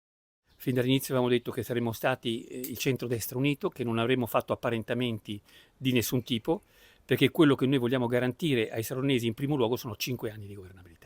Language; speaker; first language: Italian; native; Italian